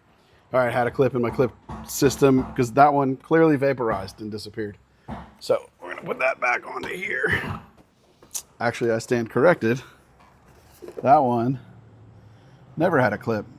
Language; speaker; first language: English; native; English